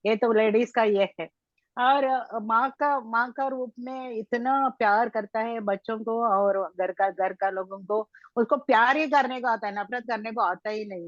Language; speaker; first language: Hindi; non-native, local second language; Tamil